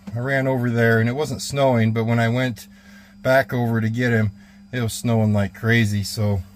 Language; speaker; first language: English; native; English